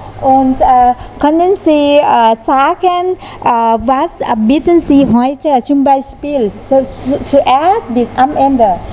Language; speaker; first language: German; non-native, learner; Thai